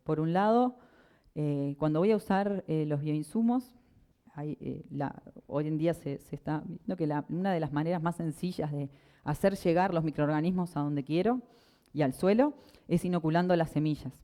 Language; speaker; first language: Spanish; native; Spanish